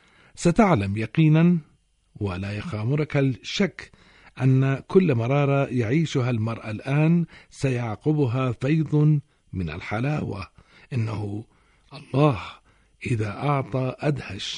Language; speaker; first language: Arabic; native; Arabic